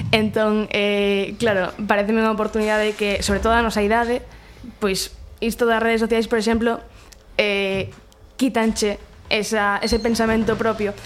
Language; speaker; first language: Galician; non-native, local second language; Spanish